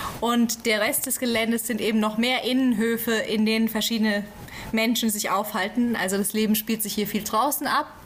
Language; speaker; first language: German; native; German